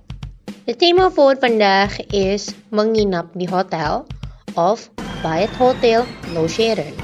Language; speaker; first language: Dutch; non-native, fluent; Indonesian